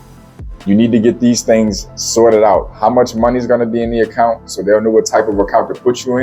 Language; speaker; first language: English; native; English